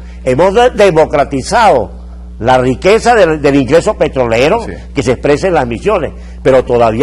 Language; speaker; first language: Spanish; native; Spanish